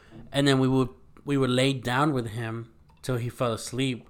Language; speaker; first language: English; early bilingual, other home language; Spanish